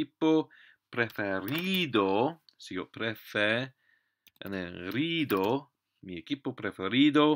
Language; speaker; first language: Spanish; non-native, fluent; English